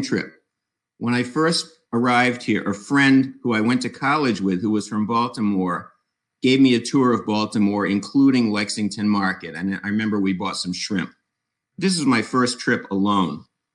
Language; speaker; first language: English; native; English